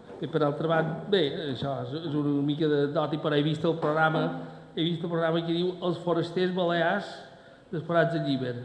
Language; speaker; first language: Catalan; native; Catalan